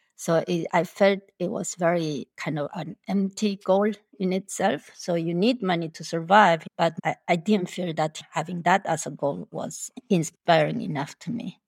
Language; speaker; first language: English; non-native, fluent; Spanish